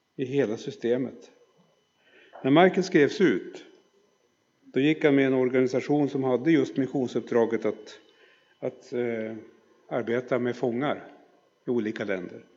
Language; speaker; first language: Swedish; native; Swedish